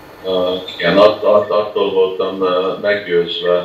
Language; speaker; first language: Hungarian; early bilingual, heritage; Hungarian